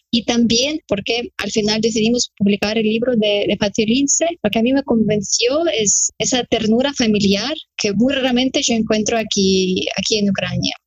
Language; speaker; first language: Spanish; non-native, fluent; Ukrainian